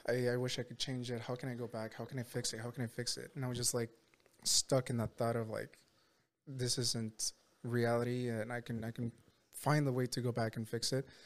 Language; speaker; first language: English; non-native, fluent; Spanish